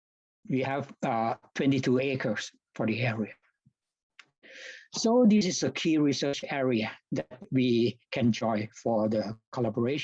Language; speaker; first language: English; non-native, fluent; Thai